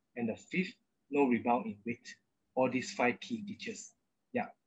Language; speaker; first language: English; non-native, local second language; Chinese